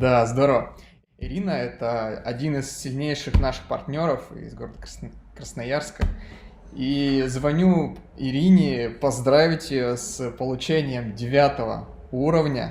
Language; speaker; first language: Russian; native; Russian